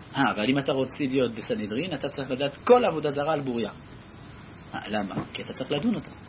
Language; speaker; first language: Hebrew; non-native, fluent; French